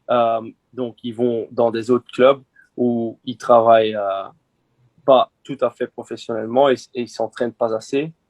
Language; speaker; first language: French; non-native, local second language; Dutch